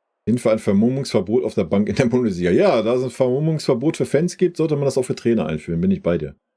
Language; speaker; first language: German; native; German